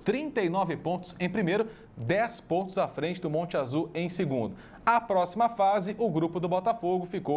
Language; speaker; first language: Portuguese; native; Portuguese